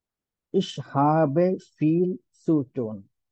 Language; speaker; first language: German; non-native, learner; Hindi